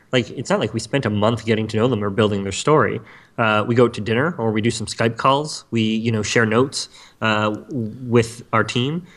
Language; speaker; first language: English; native; English